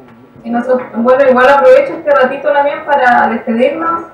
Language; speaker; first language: Spanish; native; Spanish